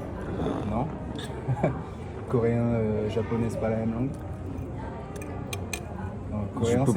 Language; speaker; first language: French; native; French